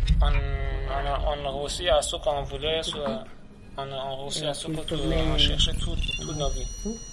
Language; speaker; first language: French; non-native, learner; Persian